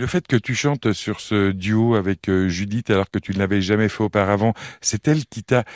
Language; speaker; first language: French; native; French